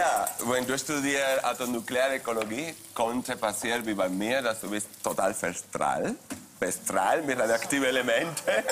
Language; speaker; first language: German; non-native, fluent; Spanish